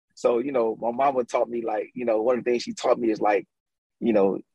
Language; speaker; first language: English; native; English